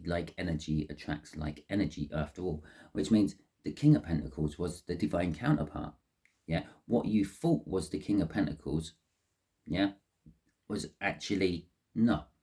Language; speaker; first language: English; native; English